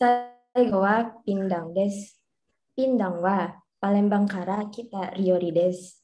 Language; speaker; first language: Japanese; non-native, learner; Indonesian